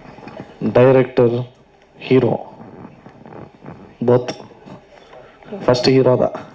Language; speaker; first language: Tamil; non-native, learner; Kannada